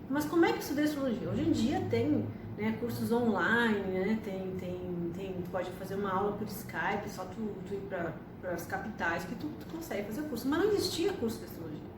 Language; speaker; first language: Portuguese; early bilingual, other home language; Spanish